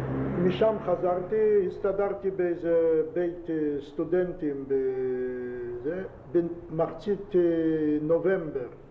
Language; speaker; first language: Hebrew; non-native, fluent; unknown